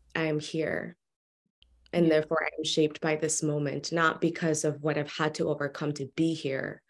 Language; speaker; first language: English; early bilingual, other home language; Spanish